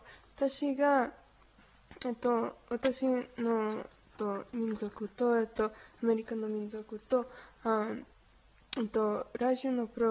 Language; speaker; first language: Japanese; non-native, learner; Spanish